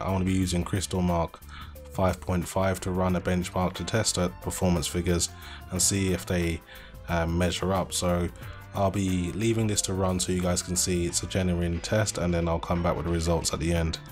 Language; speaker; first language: English; native; English